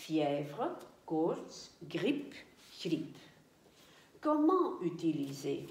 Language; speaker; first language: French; non-native, fluent; Dutch